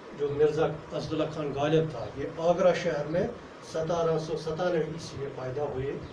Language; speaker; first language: Urdu; non-native, local second language; Kashmiri